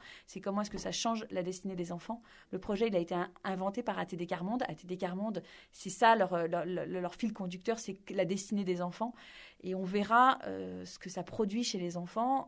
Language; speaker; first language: French; native; French